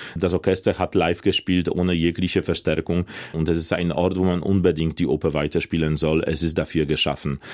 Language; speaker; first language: German; non-native, fluent; Polish